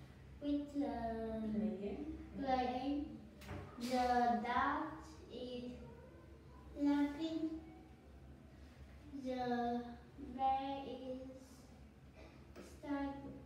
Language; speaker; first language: English; non-native, learner; Vietnamese